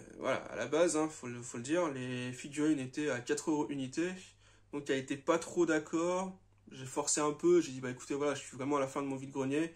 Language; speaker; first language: French; native; French